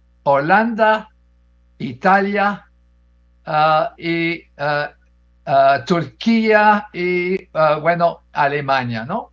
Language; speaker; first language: Spanish; non-native, fluent; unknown